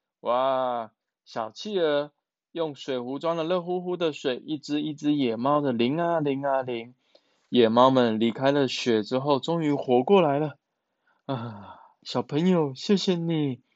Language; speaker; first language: Chinese; native; Chinese